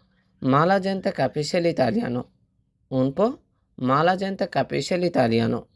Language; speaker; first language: Italian; non-native, fluent; Bangla